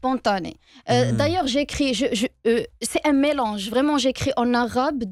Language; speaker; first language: French; non-native, local second language; Arabic